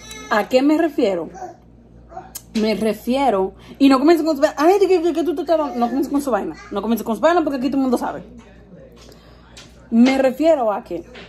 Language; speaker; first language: Spanish; early bilingual, heritage; Spanish